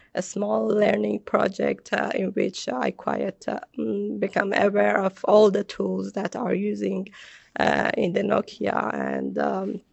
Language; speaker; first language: English; non-native, fluent; Persian